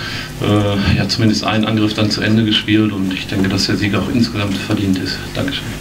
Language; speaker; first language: German; native; German